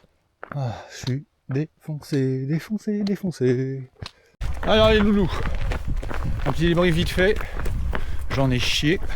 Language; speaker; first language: French; native; French